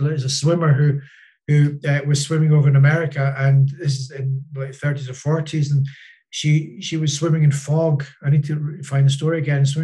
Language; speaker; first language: English; native; English